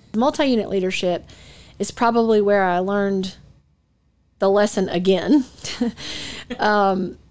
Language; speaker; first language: English; native; English